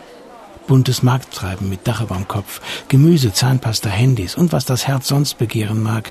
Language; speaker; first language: German; native; German